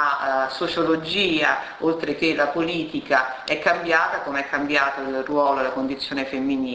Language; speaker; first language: Italian; native; Italian